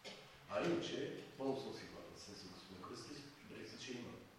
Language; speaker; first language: Bulgarian; non-native, fluent; French